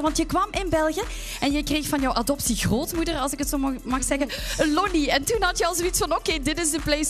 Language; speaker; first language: Dutch; native; Dutch